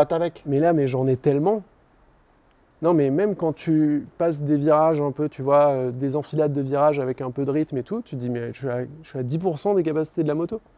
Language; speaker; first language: French; native; French